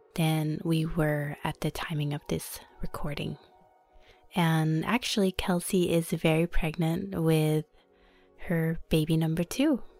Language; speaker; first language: English; non-native, fluent; Danish